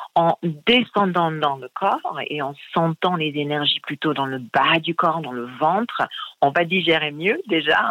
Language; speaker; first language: French; non-native, fluent; English